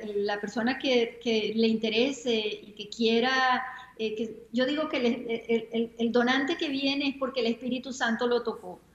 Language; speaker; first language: Spanish; native; Spanish